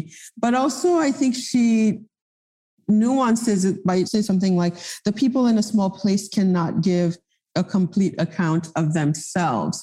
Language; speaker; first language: English; non-native, fluent; Haitian Creole